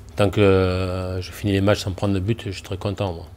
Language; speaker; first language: French; native; French